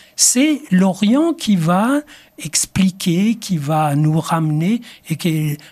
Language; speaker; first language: French; non-native, local second language; Arabic